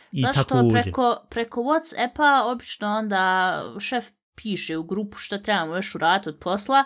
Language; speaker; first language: Bosnian; native; Bosnian